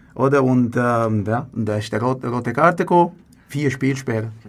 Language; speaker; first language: German; non-native, fluent; Portuguese